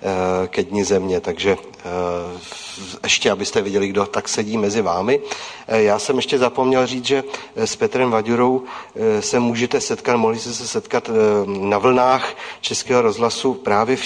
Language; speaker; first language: Czech; native; Czech